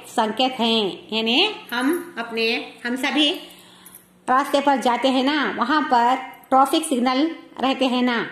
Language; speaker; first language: Hindi; non-native, local second language; Kannada